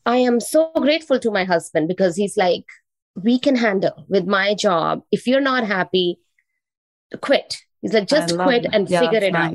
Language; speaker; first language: English; non-native, local second language; Hindi